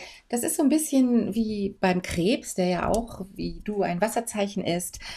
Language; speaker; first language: German; native; German